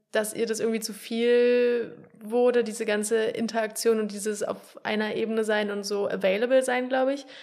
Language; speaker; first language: German; native; German